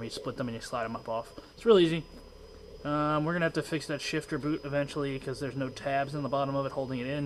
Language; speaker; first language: English; native; English